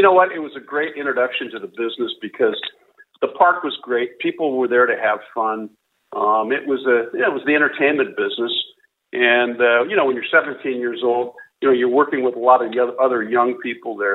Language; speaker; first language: English; native; English